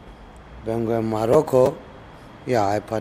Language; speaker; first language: Spanish; non-native, learner; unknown